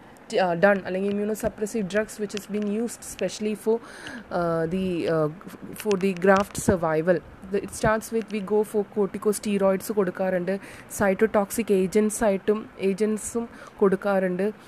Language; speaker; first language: English; non-native, local second language; Malayalam